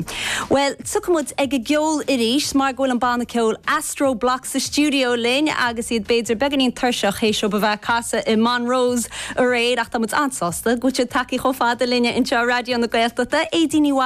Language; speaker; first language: Irish; native; Irish